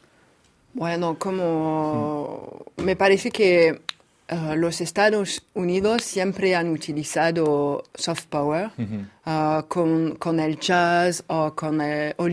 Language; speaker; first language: Spanish; non-native, fluent; French